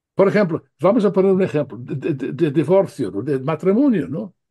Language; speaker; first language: Spanish; non-native, fluent; English